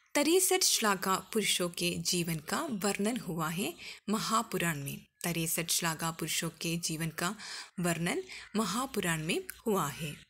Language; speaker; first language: Hindi; non-native, local second language; Malayalam